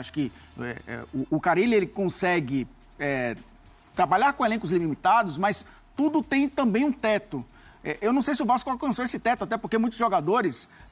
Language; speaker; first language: Portuguese; native; Portuguese